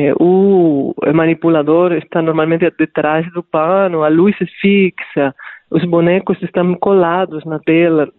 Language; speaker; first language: Portuguese; non-native, fluent; Spanish